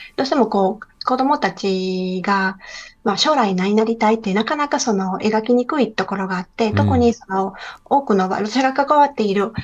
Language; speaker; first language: Japanese; non-native, fluent; Spanish